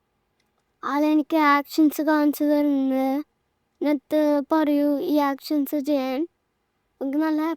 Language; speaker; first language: Malayalam; early bilingual, heritage; Malayalam